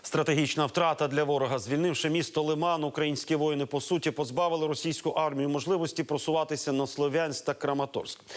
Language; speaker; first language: Ukrainian; native; Ukrainian